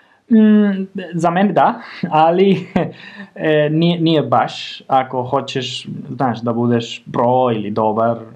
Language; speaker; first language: Serbian; non-native, learner; Spanish